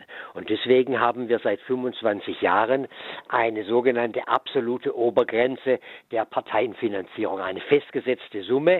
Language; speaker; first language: German; native; German